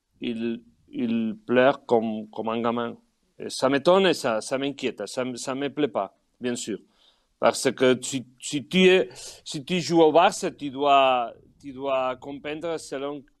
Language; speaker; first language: French; non-native, fluent; Catalan